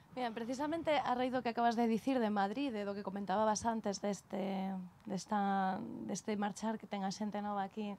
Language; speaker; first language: Spanish; native; Spanish